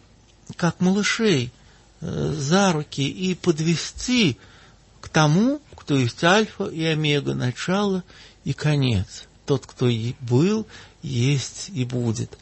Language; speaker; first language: Russian; native; Russian